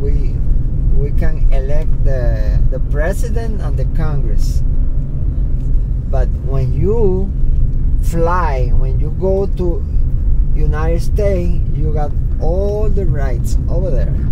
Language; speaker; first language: English; non-native, learner; Spanish